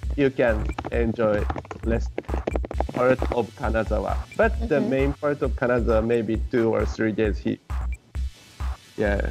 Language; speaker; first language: English; non-native, learner; Japanese